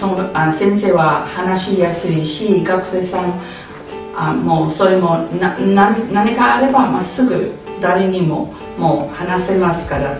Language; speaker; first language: Japanese; non-native, fluent; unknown